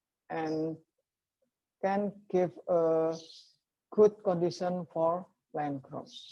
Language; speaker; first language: English; non-native, fluent; Indonesian